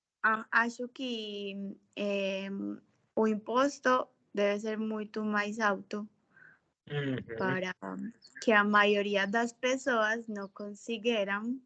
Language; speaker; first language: Portuguese; non-native, fluent; Spanish